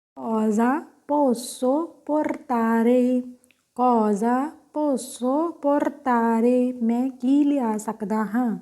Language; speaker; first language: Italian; non-native, fluent; Punjabi